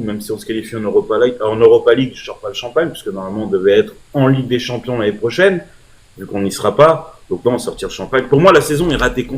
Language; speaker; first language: French; native; French